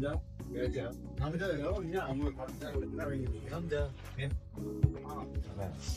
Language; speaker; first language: Korean; non-native, learner; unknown